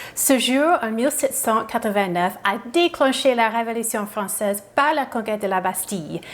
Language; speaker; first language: French; non-native, fluent; English